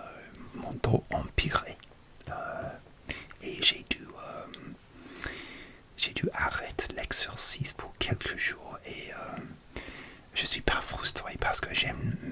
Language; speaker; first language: French; non-native, learner; English